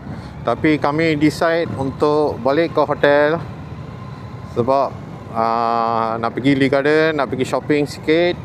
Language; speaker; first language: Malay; non-native, local second language; Tamil